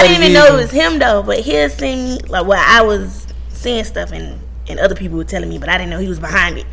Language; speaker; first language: English; native; English